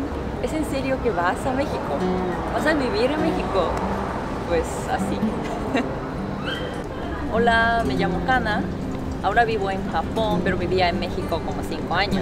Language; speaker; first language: Spanish; non-native, fluent; Japanese